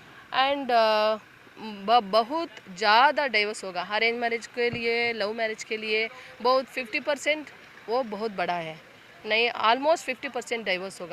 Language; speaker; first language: Hindi; non-native, local second language; Kannada